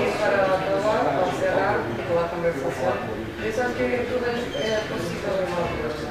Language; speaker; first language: Spanish; non-native, learner; Portuguese